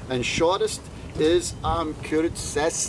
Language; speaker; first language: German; non-native, fluent; English